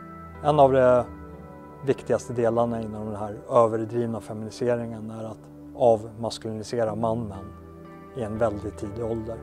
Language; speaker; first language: Swedish; native; Swedish